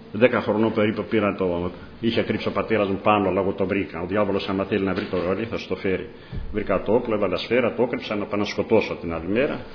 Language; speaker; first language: Greek; native; Greek